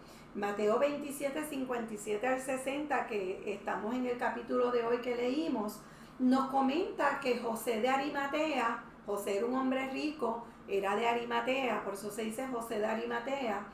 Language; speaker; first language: Spanish; native; Spanish